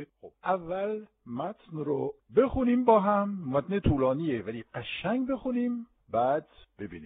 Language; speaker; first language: Persian; non-native, fluent; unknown